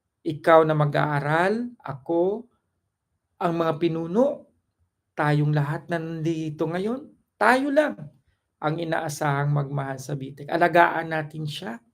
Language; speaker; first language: Filipino; non-native, local second language; Cebuano